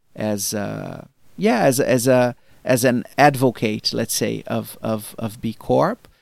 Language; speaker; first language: English; non-native, fluent; Portuguese